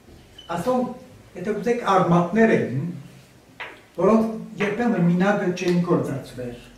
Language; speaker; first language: French; non-native, fluent; Armenian